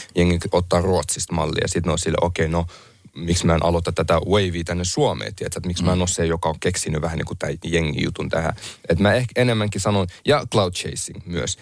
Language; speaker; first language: Finnish; early bilingual, other home language; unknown